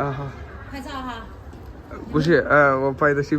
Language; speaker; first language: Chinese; non-native, learner; Malayalam